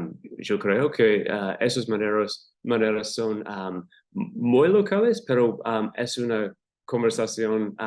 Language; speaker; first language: Spanish; non-native, learner; English